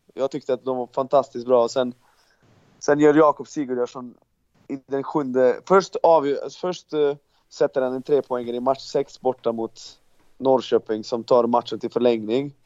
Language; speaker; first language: Swedish; non-native, fluent; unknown